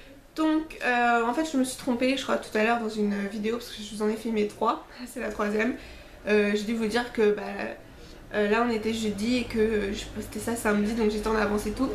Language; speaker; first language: French; native; French